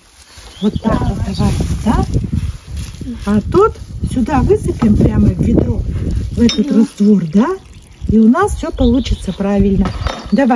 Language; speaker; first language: Russian; native; Russian